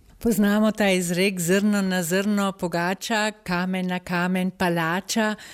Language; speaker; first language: Slovenian; early bilingual, heritage; Slovenian